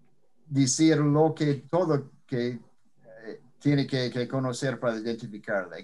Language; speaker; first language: Spanish; non-native, fluent; English